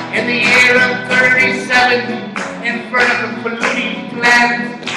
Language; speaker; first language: English; native; English